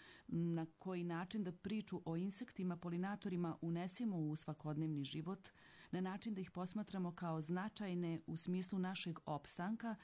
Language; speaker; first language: Serbian; native; Serbian